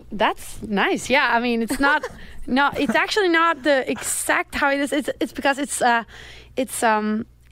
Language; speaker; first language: English; non-native, fluent; Danish